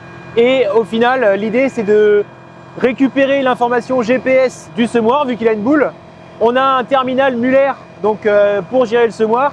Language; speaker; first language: French; native; French